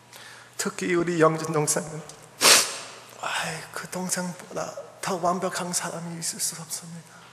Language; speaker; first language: Korean; early bilingual, heritage; English